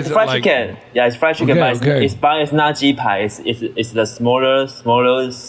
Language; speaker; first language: English; non-native, learner; Chinese